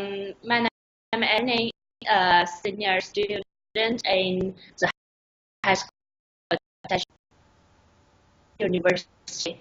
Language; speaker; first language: English; non-native, learner; Chinese